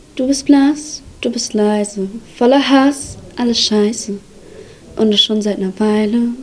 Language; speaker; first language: German; early bilingual, other home language; Arabic